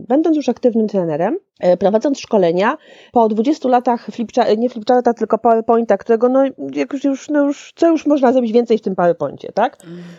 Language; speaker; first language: Polish; native; Polish